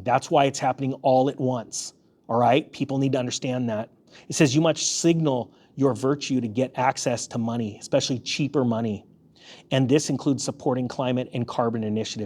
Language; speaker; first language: English; native; English